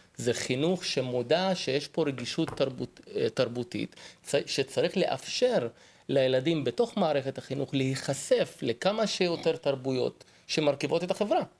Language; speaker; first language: Hebrew; non-native, local second language; Arabic